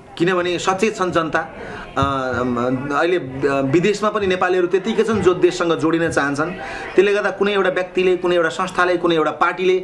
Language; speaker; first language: Nepali; native; Nepali